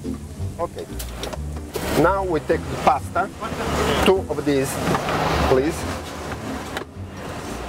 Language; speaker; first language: English; non-native, learner; Italian